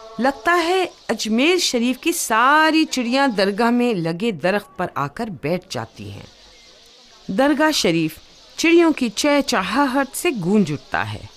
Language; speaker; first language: Urdu; native; Urdu